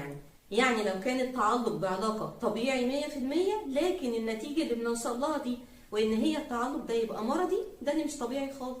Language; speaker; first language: Arabic; native; Arabic